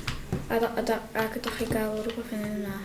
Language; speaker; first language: Welsh; native; Welsh